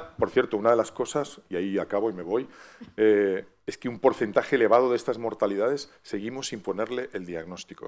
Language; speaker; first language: Spanish; native; Spanish